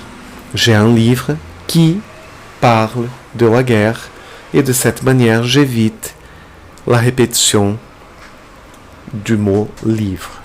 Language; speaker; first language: French; non-native, fluent; Portuguese